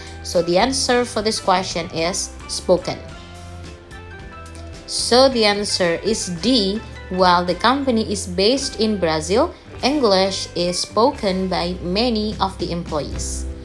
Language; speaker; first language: English; non-native, fluent; Indonesian